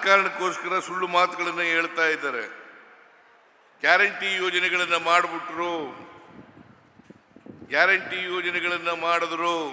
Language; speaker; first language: Kannada; native; Kannada